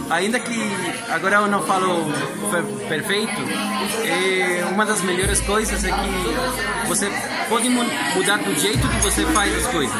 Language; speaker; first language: Portuguese; non-native, learner; Spanish